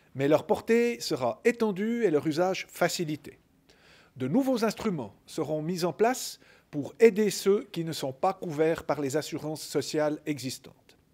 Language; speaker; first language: French; native; French